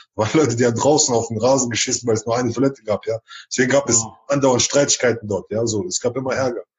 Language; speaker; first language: German; early bilingual, other home language; Chechen